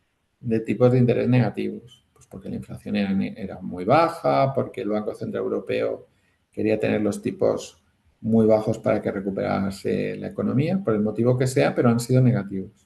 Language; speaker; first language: Spanish; native; Spanish